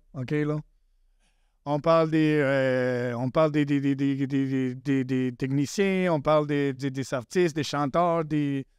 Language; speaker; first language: French; non-native, fluent; Spanish